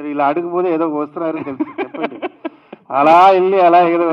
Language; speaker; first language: Telugu; non-native, learner; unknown